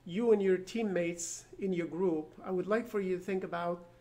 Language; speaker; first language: English; non-native, fluent; Persian